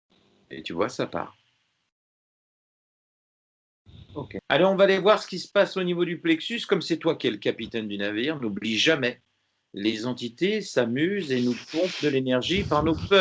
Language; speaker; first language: French; native; French